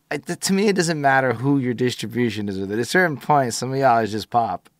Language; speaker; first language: English; native; English